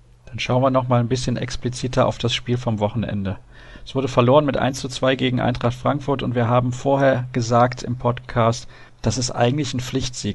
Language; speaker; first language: German; native; German